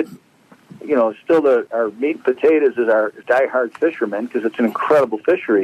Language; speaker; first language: English; native; English